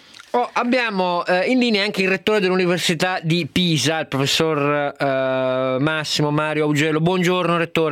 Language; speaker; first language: Italian; native; Italian